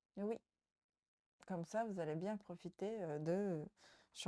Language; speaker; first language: French; non-native, learner; Japanese